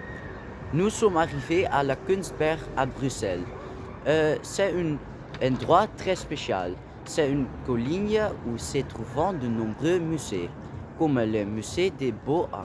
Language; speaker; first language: French; non-native, learner; Dutch